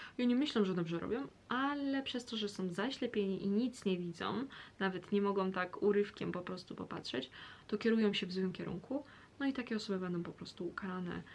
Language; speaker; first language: Polish; early bilingual, heritage; Polish